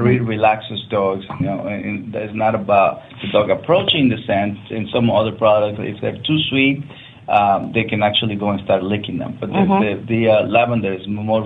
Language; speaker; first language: English; non-native, fluent; Spanish